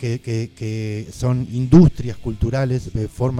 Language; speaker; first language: Spanish; native; Spanish